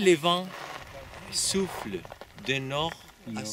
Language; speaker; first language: French; non-native, learner; Spanish